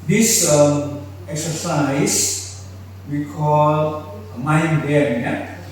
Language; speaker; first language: English; non-native, fluent; Indonesian